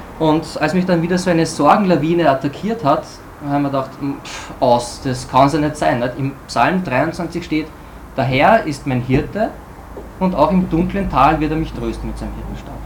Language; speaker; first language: German; native; German